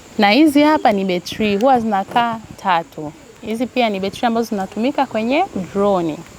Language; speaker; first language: Swahili; native; Swahili